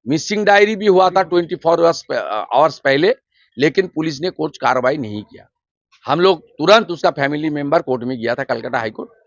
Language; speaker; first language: Hindi; non-native, local second language; Bangla